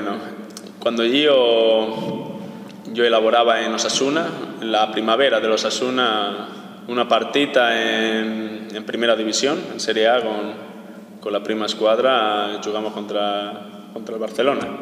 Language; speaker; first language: Italian; non-native, learner; Spanish